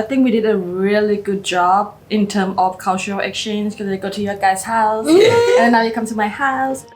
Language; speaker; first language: English; non-native, fluent; Thai